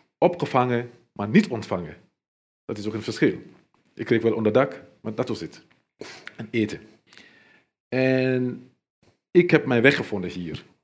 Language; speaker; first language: Dutch; non-native, fluent; Mandingo